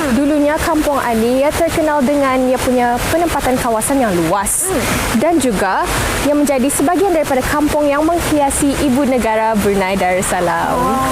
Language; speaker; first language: Malay; native; Malay